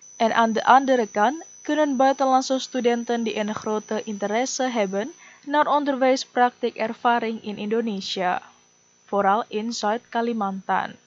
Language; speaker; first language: Dutch; non-native, fluent; Indonesian